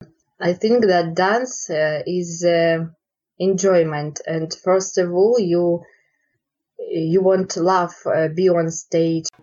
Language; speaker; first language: English; non-native, learner; Russian